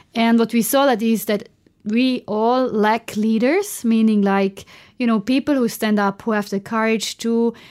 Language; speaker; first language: English; non-native, fluent; German